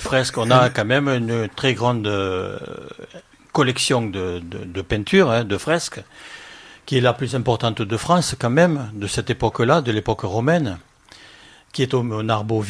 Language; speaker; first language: French; native; French